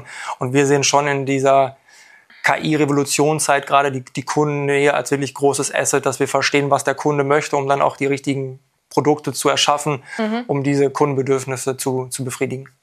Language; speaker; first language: German; native; German